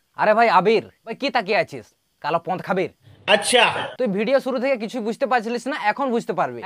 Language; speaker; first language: Bangla; non-native, local second language; Santali